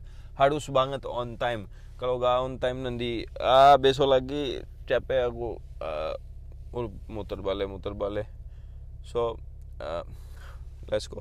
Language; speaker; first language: Indonesian; non-native, fluent; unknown